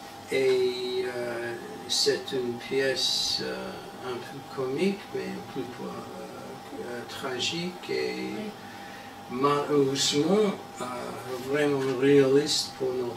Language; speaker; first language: French; non-native, learner; English